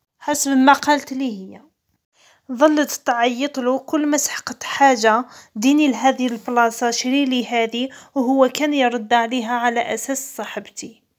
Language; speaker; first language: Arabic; non-native, local second language; Kabyle